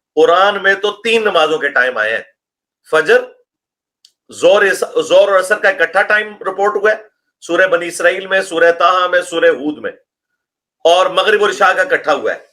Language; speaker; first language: Urdu; non-native, local second language; Punjabi